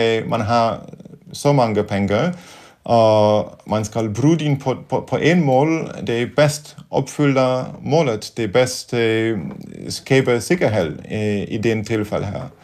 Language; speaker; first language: Danish; non-native, fluent; Polish